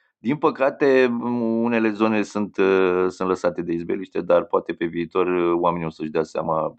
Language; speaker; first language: Romanian; native; Romanian